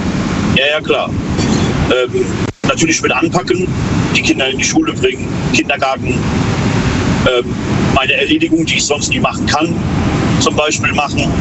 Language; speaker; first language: German; native; German